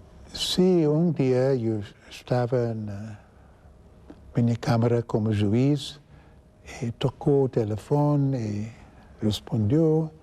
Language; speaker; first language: Portuguese; non-native, fluent; English